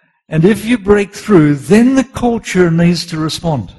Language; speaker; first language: English; native; English